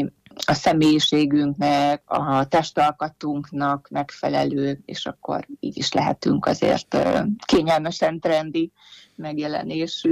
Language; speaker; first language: Hungarian; native; Hungarian